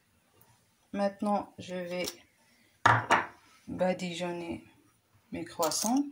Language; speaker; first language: French; non-native, local second language; Arabic